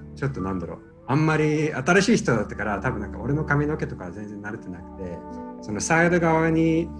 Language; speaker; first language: Japanese; non-native, fluent; English